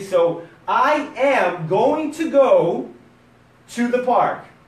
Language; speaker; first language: English; non-native, fluent; Portuguese